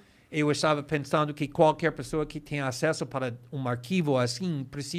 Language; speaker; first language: Portuguese; non-native, fluent; English